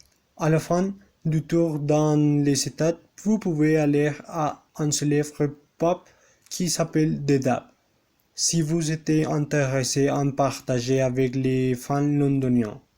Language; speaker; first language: French; non-native, learner; Spanish